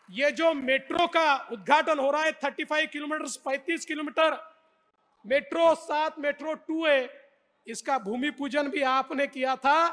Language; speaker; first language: Hindi; non-native, local second language; Marathi